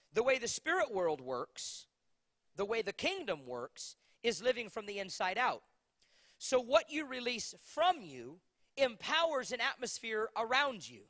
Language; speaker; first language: English; native; English